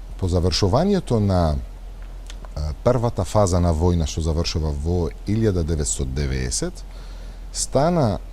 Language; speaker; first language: Macedonian; non-native, fluent; Arabic